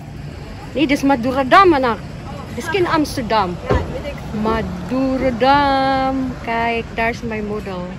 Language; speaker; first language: Dutch; non-native, learner; Filipino